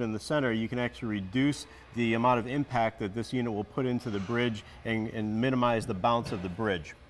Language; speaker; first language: English; native; English